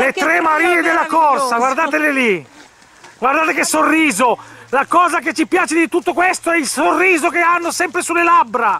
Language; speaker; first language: Italian; native; Italian